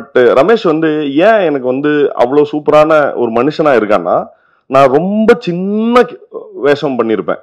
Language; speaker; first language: Tamil; native; Tamil